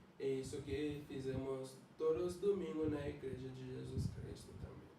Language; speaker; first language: Portuguese; non-native, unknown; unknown